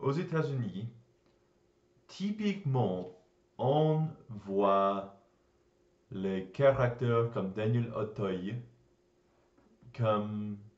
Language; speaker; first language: French; non-native, learner; English